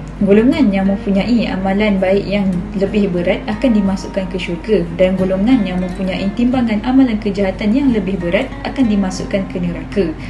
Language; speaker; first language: Malay; native; Malay